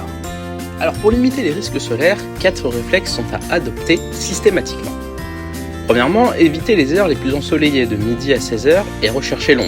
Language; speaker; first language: French; native; French